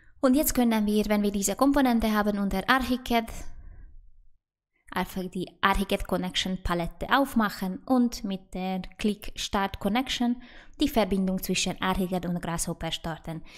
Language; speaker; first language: German; non-native, fluent; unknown